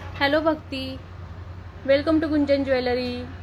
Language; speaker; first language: Hindi; non-native, local second language; Marathi